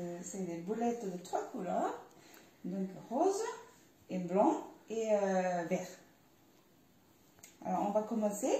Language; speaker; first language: French; non-native, fluent; Japanese